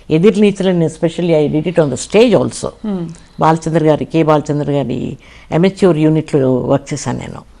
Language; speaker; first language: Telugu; native; Telugu